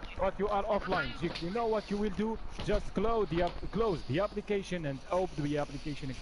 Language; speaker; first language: English; non-native, learner; Polish